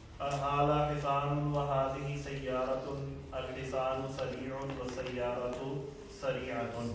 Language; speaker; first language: Arabic; non-native, fluent; Urdu